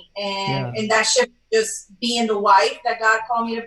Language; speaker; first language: English; non-native, fluent; Spanish